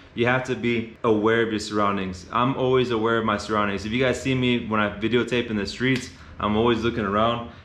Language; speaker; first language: English; native; English